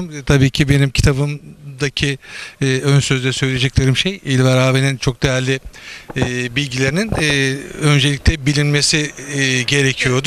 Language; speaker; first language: Turkish; native; Turkish